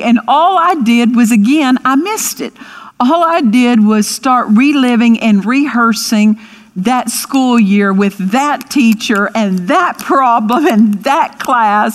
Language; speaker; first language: English; native; English